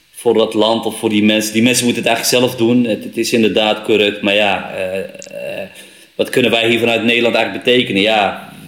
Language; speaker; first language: Dutch; native; Dutch